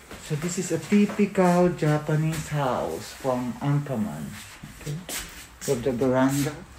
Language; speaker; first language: English; non-native, local second language; Filipino